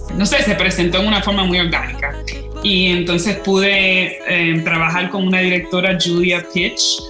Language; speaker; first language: Spanish; early bilingual, heritage; Spanish